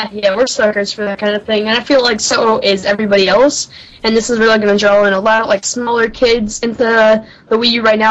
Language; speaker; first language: English; native; English